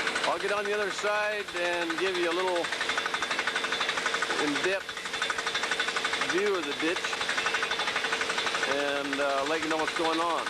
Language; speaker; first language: English; native; English